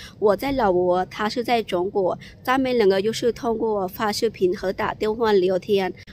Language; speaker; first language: Chinese; non-native, fluent; Lao